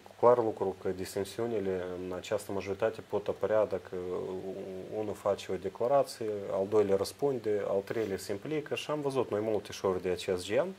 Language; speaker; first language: Romanian; native; Romanian